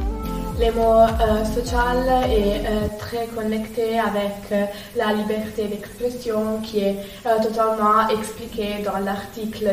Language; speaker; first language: French; non-native, learner; Italian